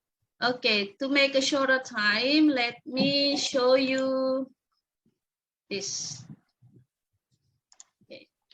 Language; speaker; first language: English; non-native, local second language; Indonesian